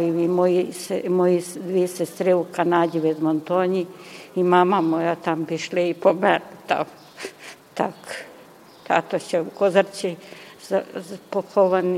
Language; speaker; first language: Ukrainian; early bilingual, heritage; Ukrainian